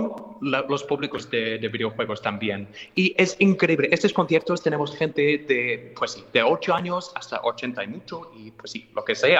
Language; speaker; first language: Spanish; non-native, fluent; English